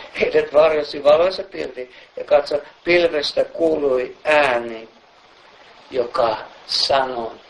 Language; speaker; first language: Finnish; native; Finnish